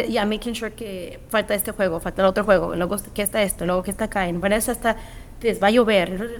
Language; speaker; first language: Spanish; early bilingual, other home language; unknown